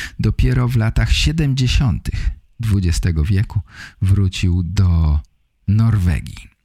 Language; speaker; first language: Polish; native; Polish